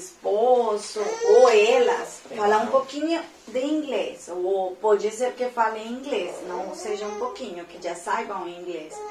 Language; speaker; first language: Portuguese; non-native, fluent; Spanish